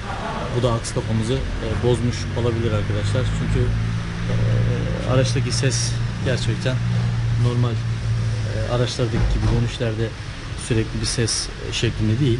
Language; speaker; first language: Turkish; native; Turkish